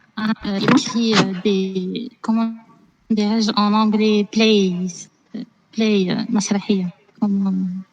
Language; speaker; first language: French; non-native, learner; Arabic